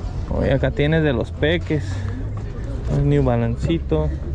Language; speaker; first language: Spanish; early bilingual, heritage; Spanish